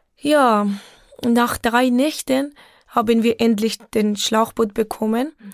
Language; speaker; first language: German; non-native, fluent; Persian